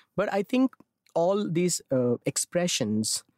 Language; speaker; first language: English; non-native, local second language; Marathi